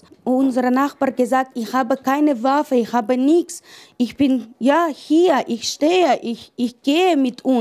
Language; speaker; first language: German; non-native, learner; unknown